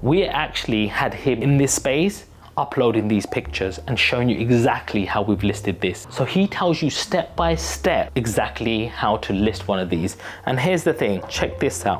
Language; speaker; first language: English; native; English